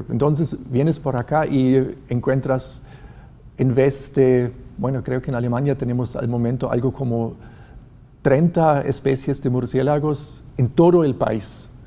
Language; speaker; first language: Spanish; non-native, fluent; German